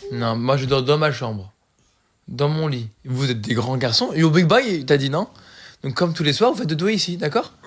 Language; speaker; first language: French; native; French